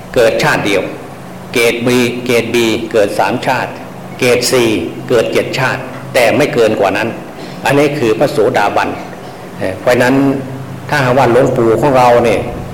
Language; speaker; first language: Thai; native; Thai